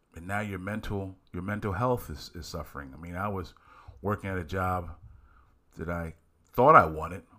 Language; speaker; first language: English; native; English